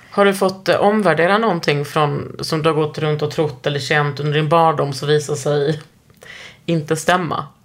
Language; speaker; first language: Swedish; native; Swedish